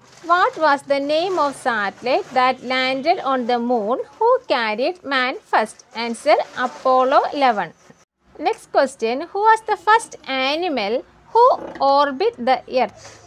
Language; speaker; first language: English; non-native, local second language; Malayalam